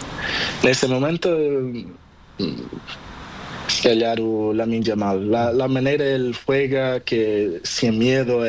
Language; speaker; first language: Spanish; non-native, learner; Portuguese